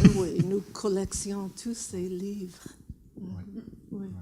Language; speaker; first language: French; non-native, fluent; English